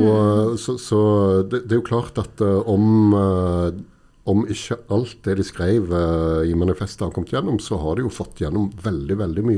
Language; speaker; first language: Norwegian; native; Norwegian